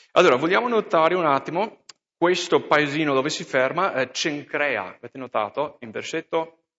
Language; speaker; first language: Italian; non-native, fluent; English